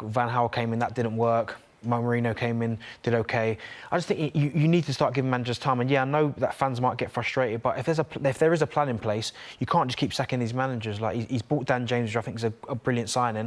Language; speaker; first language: English; native; English